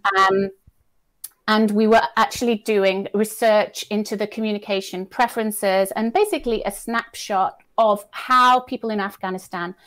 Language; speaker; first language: English; native; English